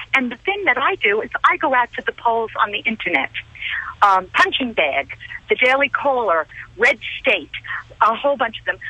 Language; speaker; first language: English; native; English